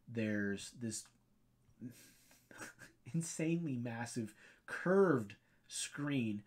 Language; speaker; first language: English; native; English